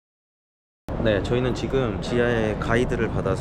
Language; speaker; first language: Korean; native; Korean